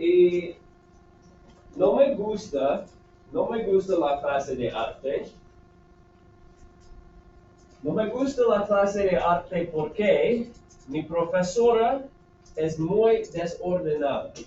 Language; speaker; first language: Spanish; non-native, fluent; English